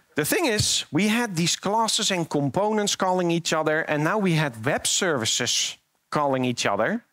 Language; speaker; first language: English; non-native, fluent; Dutch